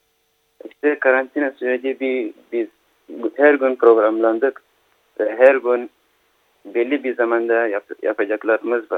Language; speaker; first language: Turkish; non-native, learner; Rohingya